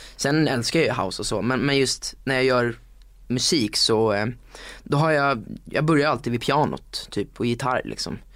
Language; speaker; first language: Swedish; native; Swedish